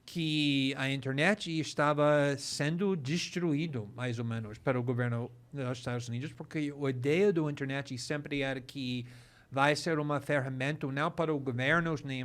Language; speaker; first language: Portuguese; non-native, fluent; English